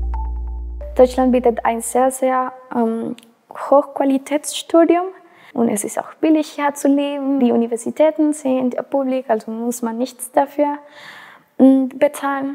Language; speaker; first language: German; non-native, fluent; Spanish